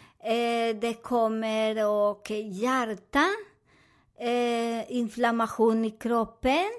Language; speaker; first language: Swedish; non-native, fluent; Spanish